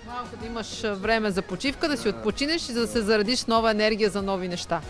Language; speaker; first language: Bulgarian; native; Bulgarian